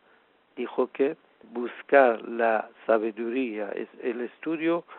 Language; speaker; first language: Spanish; non-native, fluent; Persian